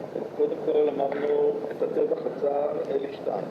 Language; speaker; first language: Hebrew; native; Hebrew